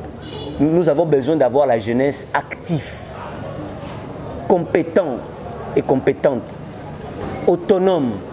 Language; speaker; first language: French; non-native, local second language; Lingala